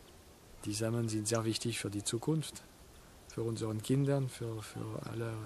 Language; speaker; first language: German; non-native, fluent; French